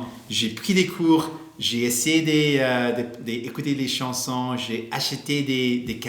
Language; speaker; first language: French; non-native, local second language; English